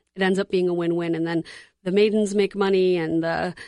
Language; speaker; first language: English; native; English